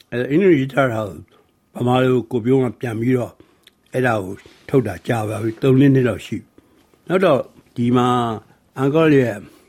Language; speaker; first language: Burmese; native; Burmese